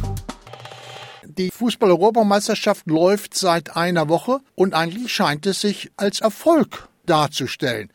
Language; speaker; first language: German; native; German